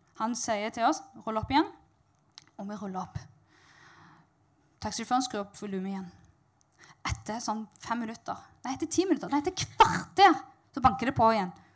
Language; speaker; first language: Norwegian; native; Norwegian